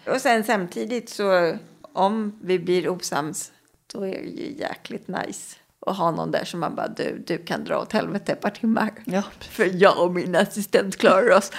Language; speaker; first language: Swedish; native; Swedish